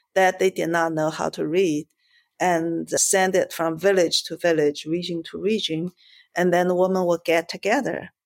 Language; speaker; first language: English; non-native, fluent; Chinese